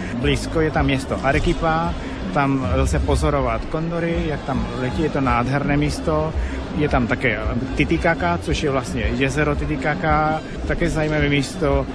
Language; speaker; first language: Czech; non-native, fluent; Spanish